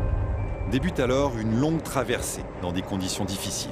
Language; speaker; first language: French; native; French